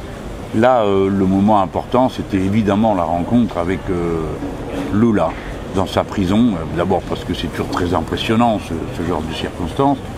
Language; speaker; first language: French; native; French